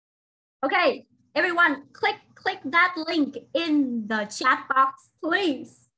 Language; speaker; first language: English; non-native, fluent; Vietnamese